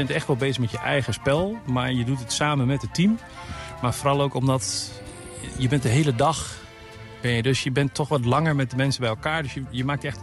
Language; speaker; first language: Dutch; native; Dutch